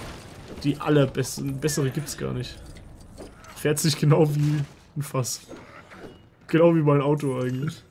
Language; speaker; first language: German; native; German